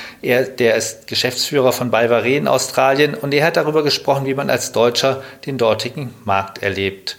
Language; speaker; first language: German; native; German